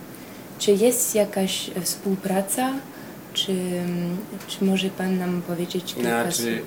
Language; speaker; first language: Polish; early bilingual, heritage; Polish